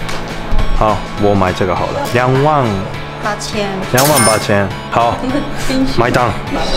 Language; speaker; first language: Chinese; non-native, learner; Japanese